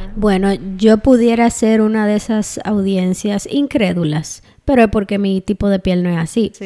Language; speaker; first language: Spanish; native; Spanish